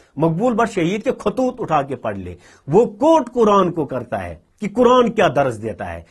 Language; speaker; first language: Urdu; non-native, local second language; Kashmiri